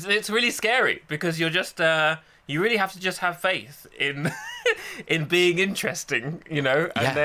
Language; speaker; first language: English; native; English